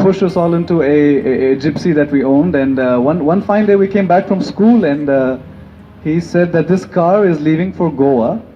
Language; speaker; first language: English; non-native, local second language; Hindi